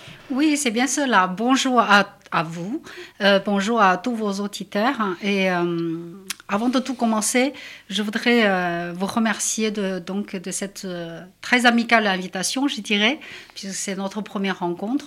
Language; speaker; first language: French; non-native, fluent; Chinese